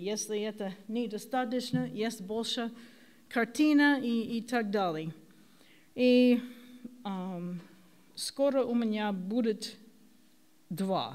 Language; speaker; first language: Russian; non-native, learner; English